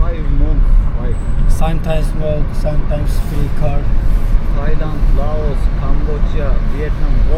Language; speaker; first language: English; non-native, learner; Turkish